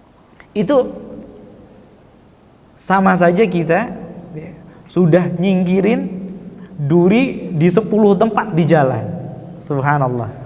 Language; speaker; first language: Indonesian; native; Indonesian